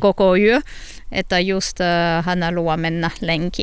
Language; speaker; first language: Finnish; non-native, learner; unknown